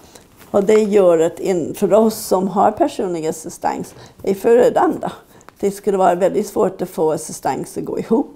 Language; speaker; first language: Swedish; non-native, fluent; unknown